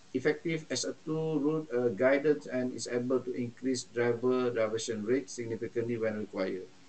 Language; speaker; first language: English; non-native, local second language; Malay